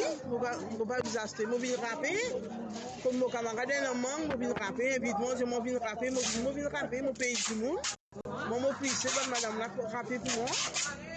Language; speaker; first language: French; non-native, local second language; Morisyen